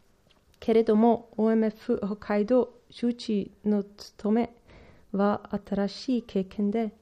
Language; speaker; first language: Japanese; non-native, learner; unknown